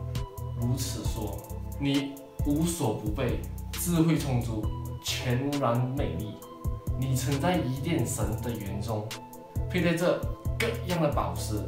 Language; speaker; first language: Chinese; native; Chinese